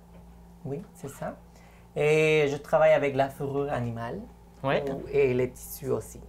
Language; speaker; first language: French; non-native, fluent; Spanish